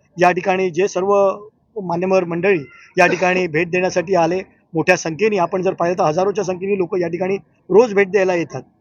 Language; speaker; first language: Marathi; native; Marathi